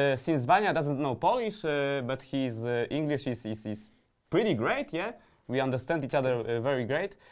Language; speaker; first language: English; non-native, learner; Polish